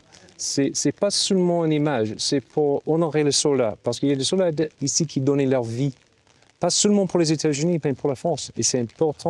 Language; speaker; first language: French; non-native, fluent; English